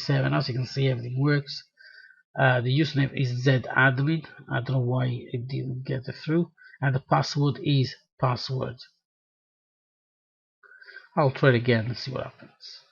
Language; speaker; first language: English; non-native, fluent; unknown